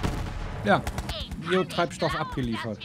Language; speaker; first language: German; native; German